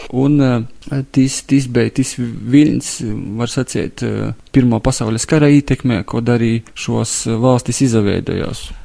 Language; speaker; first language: Latvian; native; Latvian